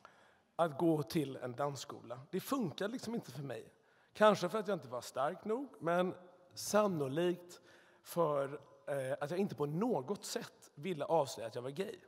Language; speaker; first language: Swedish; native; Swedish